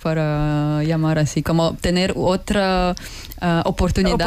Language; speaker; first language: Spanish; non-native, learner; Russian